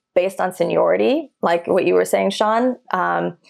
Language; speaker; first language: English; early bilingual, other home language; German